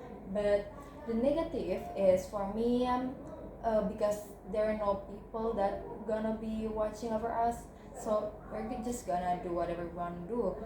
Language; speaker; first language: English; non-native, learner; Indonesian